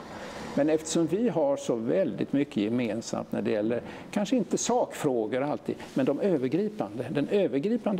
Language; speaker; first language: Swedish; native; Swedish